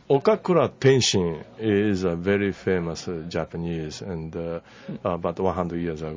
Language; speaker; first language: English; non-native, learner; Japanese